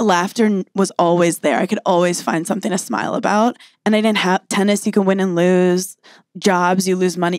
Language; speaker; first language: English; native; English